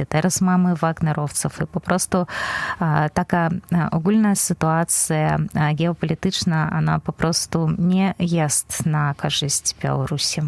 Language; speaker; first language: Polish; non-native, fluent; Belarusian